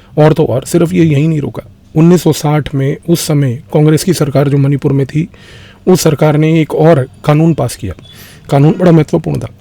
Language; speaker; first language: Hindi; native; Hindi